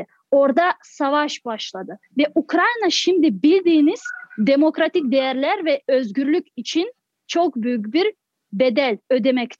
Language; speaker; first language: Turkish; non-native, fluent; Crimean Tatar